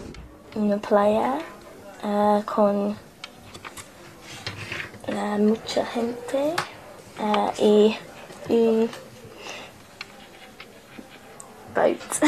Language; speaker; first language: Spanish; non-native, learner; English